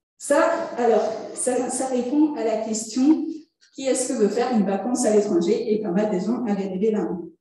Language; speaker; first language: French; non-native, fluent; Italian